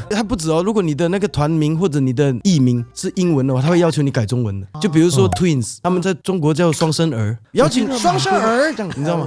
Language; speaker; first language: Chinese; native; Chinese